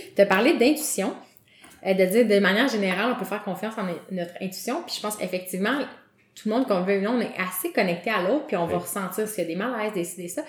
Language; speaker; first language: French; native; French